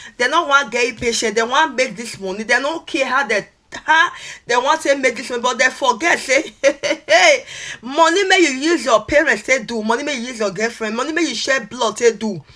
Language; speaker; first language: Nigerian Pidgin; non-native, local second language; Esan